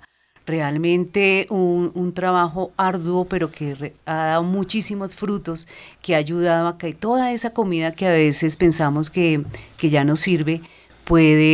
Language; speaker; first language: Spanish; native; Spanish